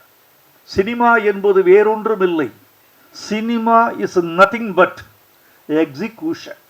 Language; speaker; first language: Tamil; native; Tamil